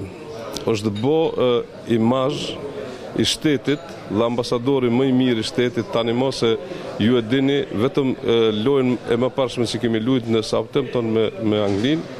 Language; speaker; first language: Albanian; native; Albanian